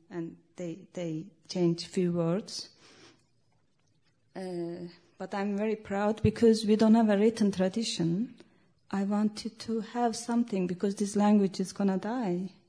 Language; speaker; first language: English; non-native, learner; Kurdish